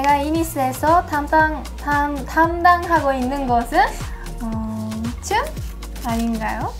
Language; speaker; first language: Korean; non-native, fluent; Japanese